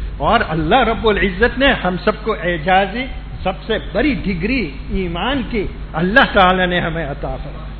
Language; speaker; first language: Urdu; non-native, fluent; Gujarati